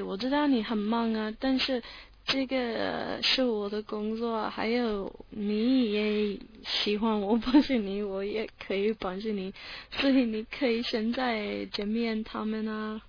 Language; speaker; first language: Chinese; non-native, learner; English